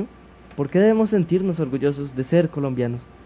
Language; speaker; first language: Spanish; native; Spanish